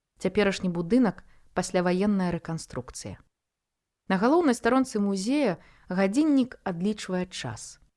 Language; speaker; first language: Belarusian; non-native, local second language; Russian